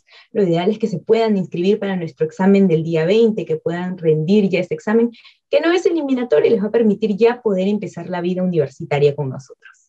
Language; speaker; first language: Spanish; native; Spanish